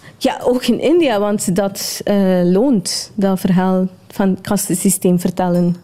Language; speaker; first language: Dutch; non-native, fluent; Tamil